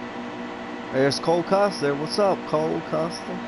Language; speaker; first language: English; native; English